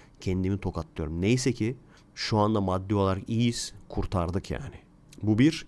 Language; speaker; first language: Turkish; native; Turkish